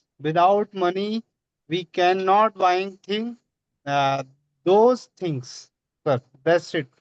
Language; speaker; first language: English; non-native, learner; Hindi